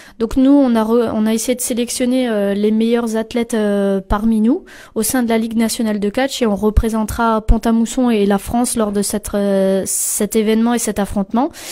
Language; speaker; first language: French; native; French